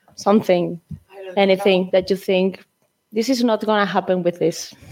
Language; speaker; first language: English; non-native, fluent; Spanish